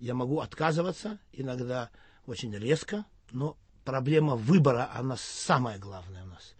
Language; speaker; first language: Russian; native; Russian